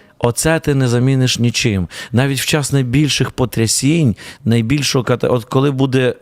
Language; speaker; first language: Ukrainian; native; Ukrainian